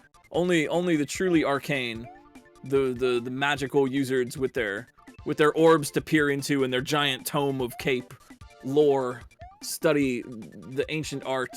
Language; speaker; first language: English; native; English